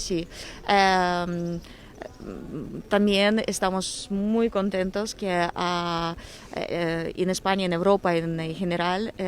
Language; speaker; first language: Spanish; non-native, fluent; Ukrainian